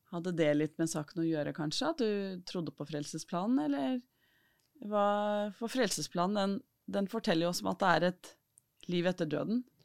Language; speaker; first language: Norwegian; native; Norwegian